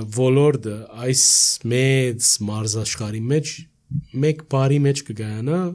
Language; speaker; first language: Armenian; early bilingual, heritage; Armenian